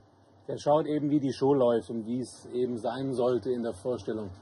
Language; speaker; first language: German; native; German